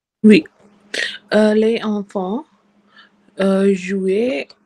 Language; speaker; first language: French; non-native, learner; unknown